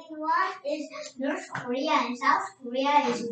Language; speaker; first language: English; non-native, learner; Korean